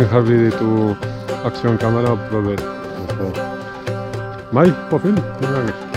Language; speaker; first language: Norwegian; non-native, fluent; Spanish